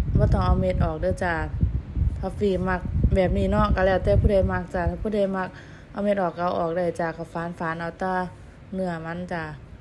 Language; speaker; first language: Thai; native; Thai